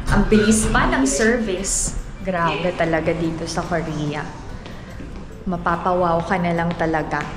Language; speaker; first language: Filipino; native; Filipino